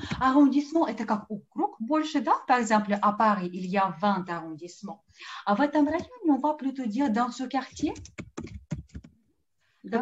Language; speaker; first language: French; non-native, fluent; Russian